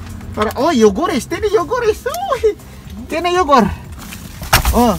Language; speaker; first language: Spanish; non-native, learner; Filipino